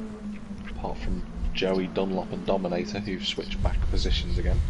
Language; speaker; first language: English; native; English